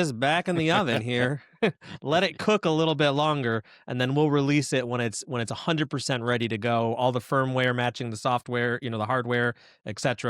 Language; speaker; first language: English; native; English